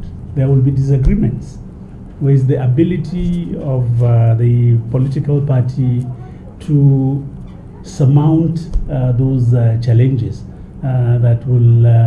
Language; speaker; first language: English; non-native, local second language; Hausa